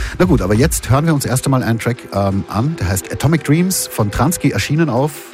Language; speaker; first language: German; native; German